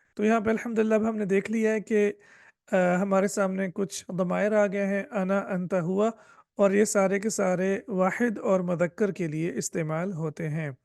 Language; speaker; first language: Urdu; native; Urdu